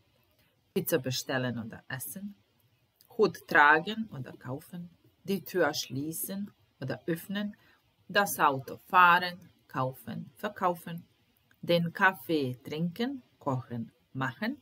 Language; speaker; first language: German; non-native, fluent; Serbian